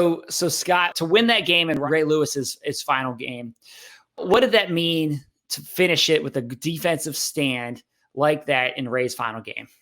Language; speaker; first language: English; native; English